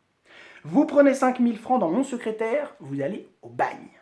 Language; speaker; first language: French; native; French